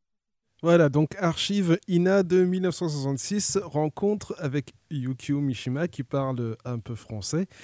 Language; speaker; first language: French; native; French